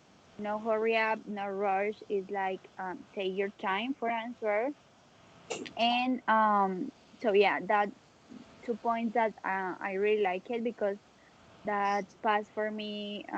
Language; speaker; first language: English; non-native, learner; Spanish